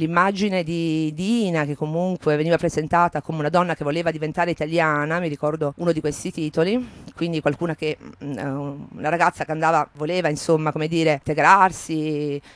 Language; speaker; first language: Italian; native; Italian